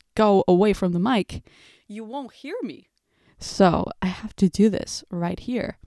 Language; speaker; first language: English; early bilingual, other home language; Portuguese